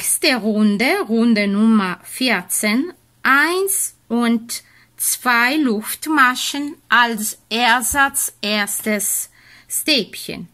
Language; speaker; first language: German; non-native, fluent; Italian